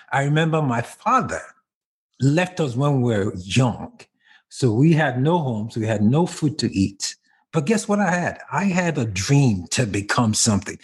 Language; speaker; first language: English; non-native, local second language; Yoruba